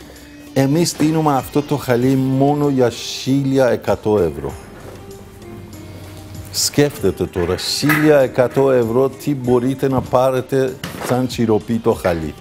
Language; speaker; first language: Greek; non-native, learner; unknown